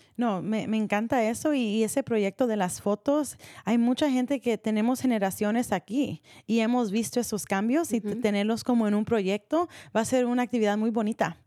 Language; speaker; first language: Spanish; early bilingual, heritage; Spanish